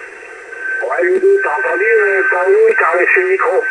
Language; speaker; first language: French; native; French